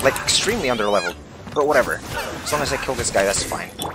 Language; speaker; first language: English; native; English